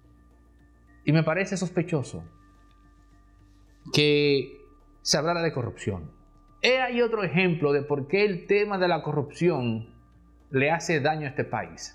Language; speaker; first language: Spanish; native; Spanish